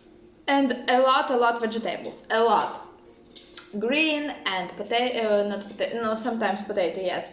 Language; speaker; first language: English; non-native, learner; Russian